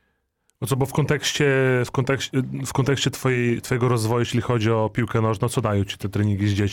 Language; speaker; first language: Polish; native; Polish